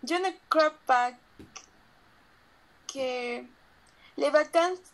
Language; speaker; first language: French; non-native, learner; Spanish